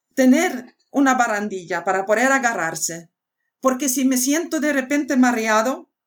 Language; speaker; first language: Spanish; non-native, fluent; Swedish